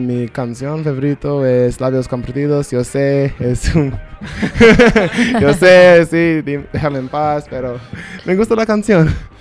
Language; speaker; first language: Spanish; non-native, learner; English